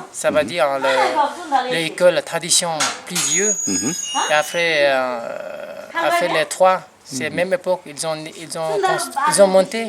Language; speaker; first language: French; non-native, learner; Nepali